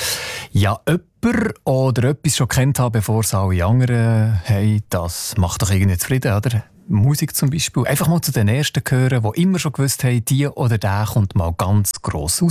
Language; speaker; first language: German; native; German